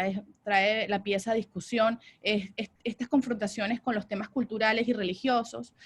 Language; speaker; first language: Spanish; native; Spanish